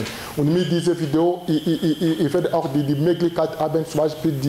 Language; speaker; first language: German; non-native, learner; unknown